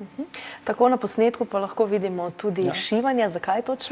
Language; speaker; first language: Slovenian; native; Slovenian